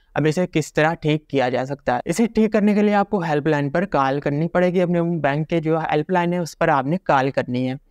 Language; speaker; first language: Urdu; non-native, local second language; Punjabi